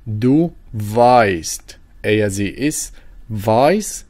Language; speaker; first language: German; non-native, fluent; Arabic